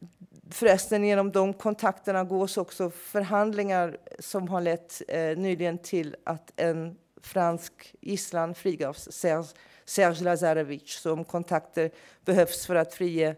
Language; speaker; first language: Swedish; non-native, fluent; English